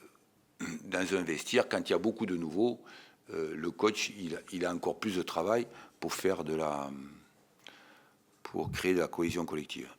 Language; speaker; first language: French; native; French